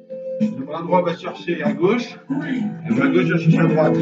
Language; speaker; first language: French; native; French